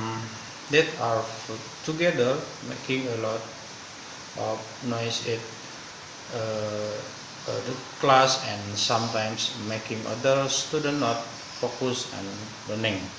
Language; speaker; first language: English; non-native, learner; Indonesian